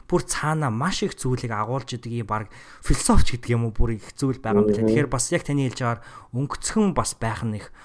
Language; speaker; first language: Mongolian; native; Mongolian